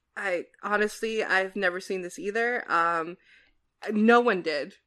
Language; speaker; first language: English; native; English